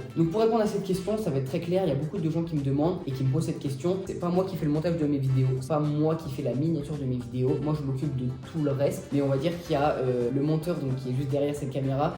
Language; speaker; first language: French; native; French